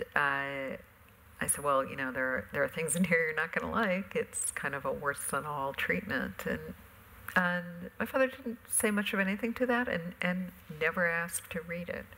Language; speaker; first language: English; native; English